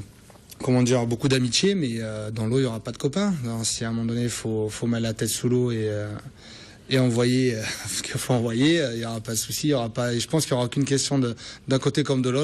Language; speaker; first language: French; native; French